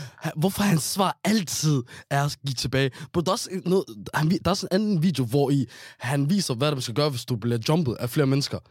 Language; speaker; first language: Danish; non-native, fluent; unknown